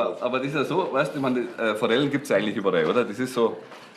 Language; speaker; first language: German; native; German